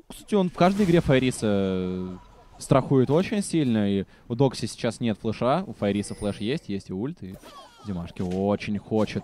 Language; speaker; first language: Russian; native; Russian